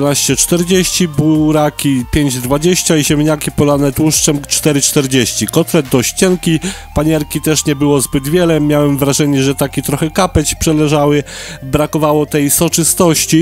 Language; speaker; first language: Polish; native; Polish